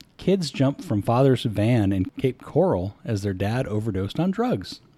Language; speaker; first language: English; native; English